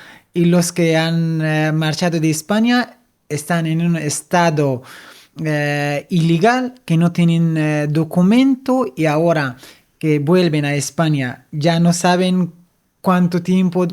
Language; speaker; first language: Spanish; non-native, fluent; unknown